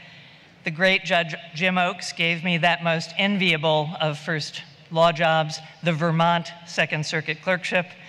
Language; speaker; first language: English; native; English